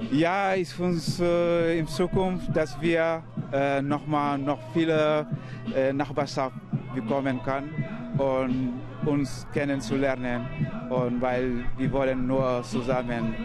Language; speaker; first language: German; non-native, learner; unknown